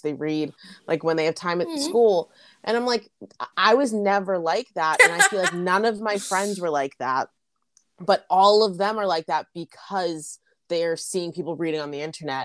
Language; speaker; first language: English; native; English